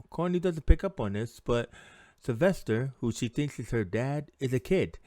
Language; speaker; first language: English; native; English